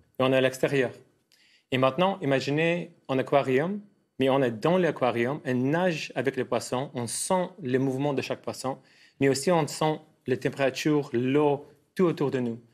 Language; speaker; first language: French; non-native, fluent; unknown